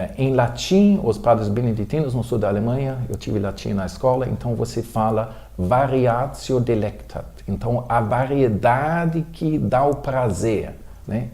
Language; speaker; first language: Portuguese; non-native, fluent; German